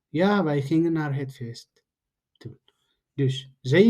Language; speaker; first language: Dutch; non-native, learner; Tigrinya